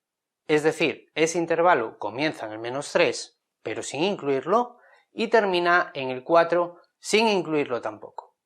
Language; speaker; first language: Spanish; native; Spanish